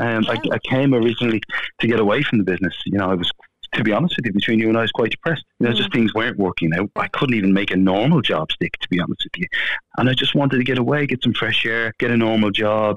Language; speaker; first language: English; native; English